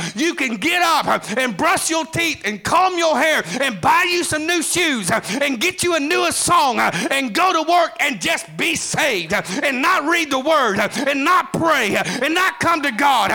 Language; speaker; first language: English; native; English